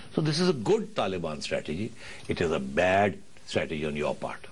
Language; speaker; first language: English; non-native, local second language; Urdu